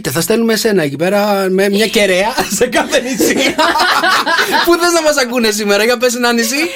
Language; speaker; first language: Greek; native; Greek